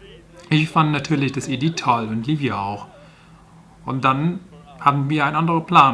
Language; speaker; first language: German; non-native, learner; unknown